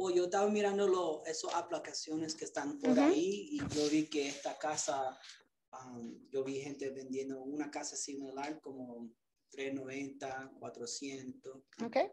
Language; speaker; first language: Spanish; early bilingual, other home language; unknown